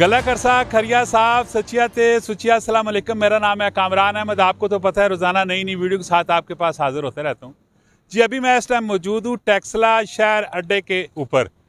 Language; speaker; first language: Urdu; non-native, local second language; Punjabi